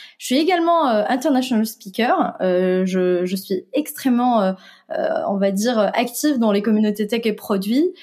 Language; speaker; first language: French; non-native, local second language; Arabic